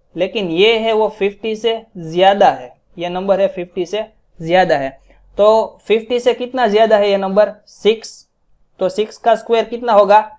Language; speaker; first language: Hindi; non-native, local second language; Gujarati